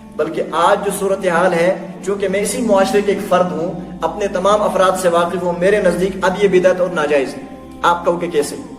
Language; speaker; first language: Urdu; non-native, local second language; Kashmiri